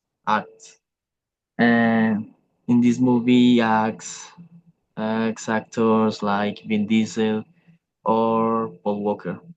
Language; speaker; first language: English; non-native, learner; Spanish